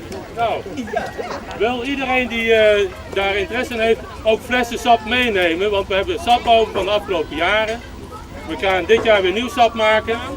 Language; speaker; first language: Dutch; native; Dutch